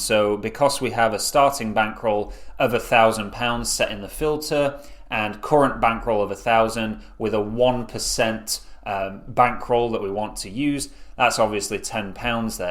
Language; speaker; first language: English; native; English